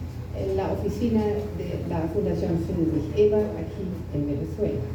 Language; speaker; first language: Spanish; non-native, fluent; German